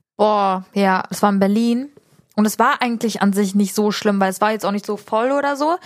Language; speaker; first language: German; native; German